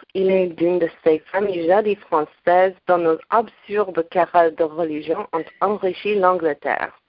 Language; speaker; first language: French; non-native, fluent; English